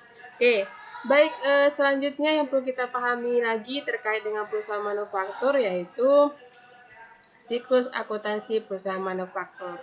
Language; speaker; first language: Indonesian; native; Indonesian